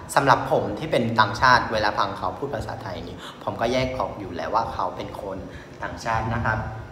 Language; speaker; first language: Thai; non-native, fluent; Vietnamese